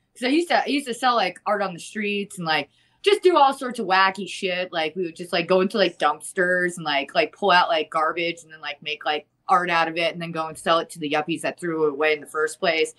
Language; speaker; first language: English; native; English